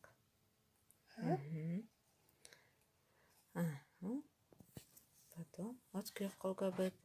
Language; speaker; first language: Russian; non-native, local second language; Yakut